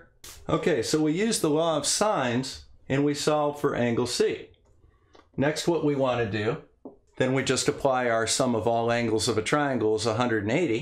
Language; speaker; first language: English; native; English